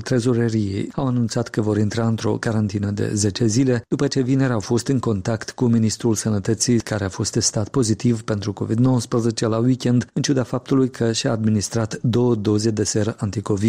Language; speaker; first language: Romanian; native; Romanian